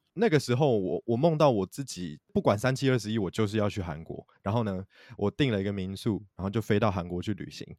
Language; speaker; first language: Chinese; native; Chinese